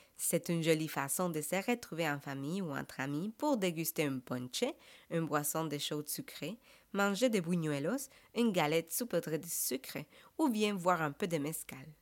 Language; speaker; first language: French; non-native, fluent; Spanish